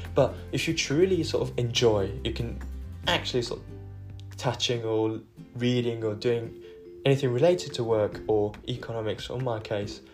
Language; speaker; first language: English; non-native, fluent; Japanese